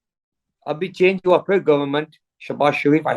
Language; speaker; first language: Hindi; early bilingual, heritage; English